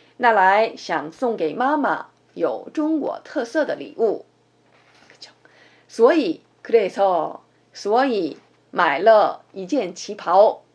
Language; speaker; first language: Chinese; non-native, fluent; Korean